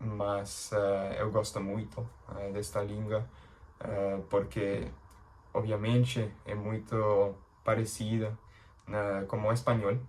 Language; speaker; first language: Portuguese; non-native, learner; English